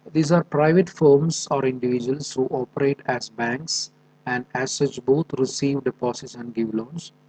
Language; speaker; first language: English; non-native, local second language; Malayalam